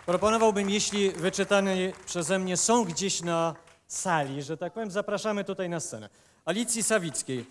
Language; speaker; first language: Polish; native; Polish